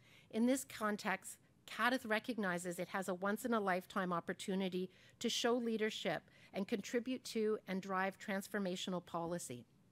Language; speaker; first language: English; native; English